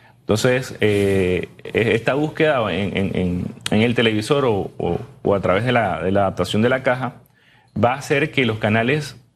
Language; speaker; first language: Spanish; native; Spanish